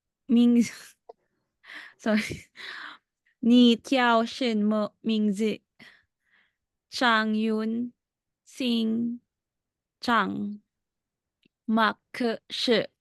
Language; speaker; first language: Chinese; non-native, learner; Filipino